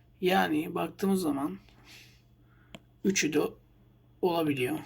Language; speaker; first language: Turkish; native; Turkish